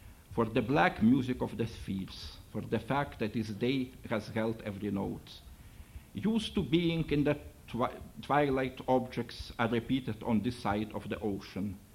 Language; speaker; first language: English; non-native, fluent; Lithuanian